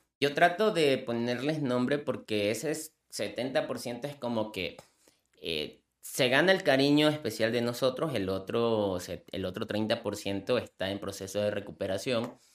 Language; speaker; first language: Spanish; native; Spanish